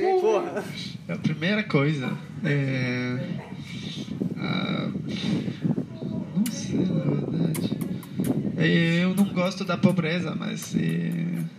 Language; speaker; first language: Portuguese; non-native, learner; French